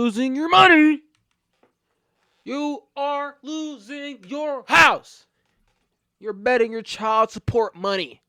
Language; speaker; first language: English; native; English